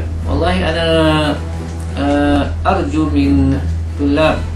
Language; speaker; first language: Arabic; non-native, fluent; Malay